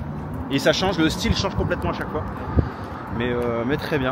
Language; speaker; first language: French; native; French